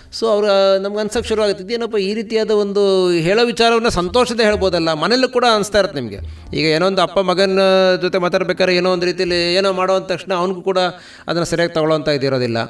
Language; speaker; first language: Kannada; native; Kannada